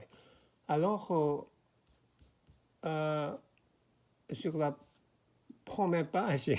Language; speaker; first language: French; non-native, learner; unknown